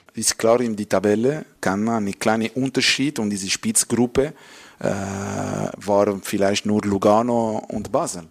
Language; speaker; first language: German; non-native, local second language; French